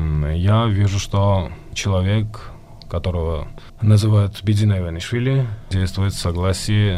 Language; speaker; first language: Russian; non-native, fluent; Georgian